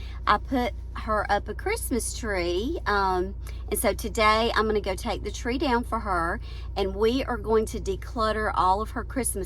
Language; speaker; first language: English; native; English